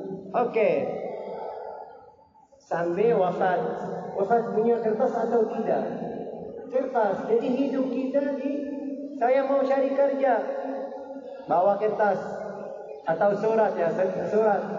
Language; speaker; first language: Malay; non-native, learner; Arabic